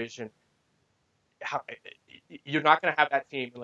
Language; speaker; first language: English; native; English